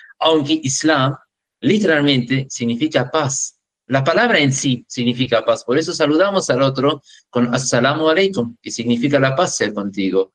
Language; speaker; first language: Spanish; non-native, fluent; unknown